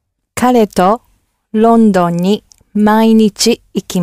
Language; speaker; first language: Japanese; non-native, learner; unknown